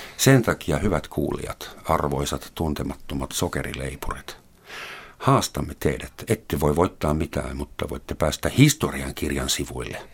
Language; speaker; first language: Finnish; non-native, fluent; German